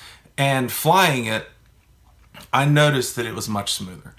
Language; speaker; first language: English; native; English